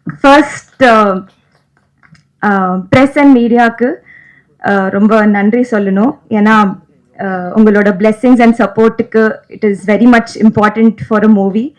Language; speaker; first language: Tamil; non-native, local second language; Malayalam